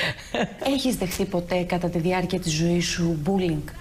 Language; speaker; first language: Greek; native; Greek